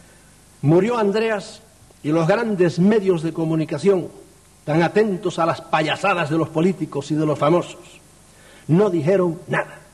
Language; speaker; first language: Spanish; native; Spanish